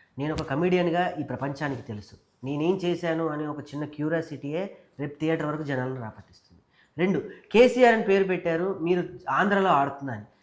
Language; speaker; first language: Telugu; native; Telugu